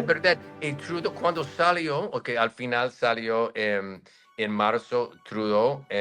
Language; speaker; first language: Spanish; non-native, fluent; English